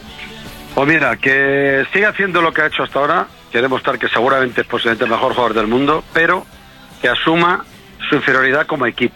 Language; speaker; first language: Spanish; native; Spanish